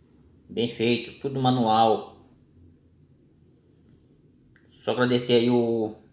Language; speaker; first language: Portuguese; native; Portuguese